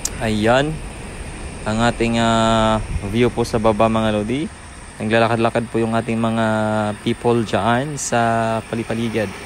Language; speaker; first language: Filipino; native; Filipino